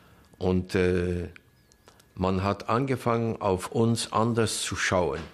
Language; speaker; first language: German; non-native, fluent; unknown